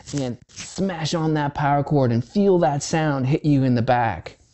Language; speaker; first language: English; native; English